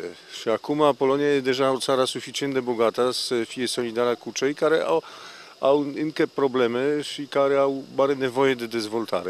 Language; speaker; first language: Romanian; non-native, fluent; Polish